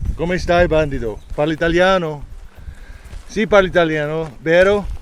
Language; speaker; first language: Italian; non-native, learner; English